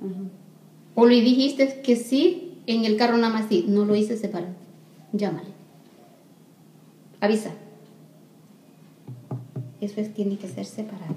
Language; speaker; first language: Spanish; native; Spanish